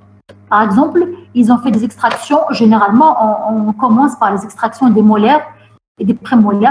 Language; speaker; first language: French; non-native, local second language; Arabic